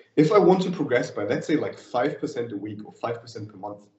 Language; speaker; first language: English; non-native, fluent; German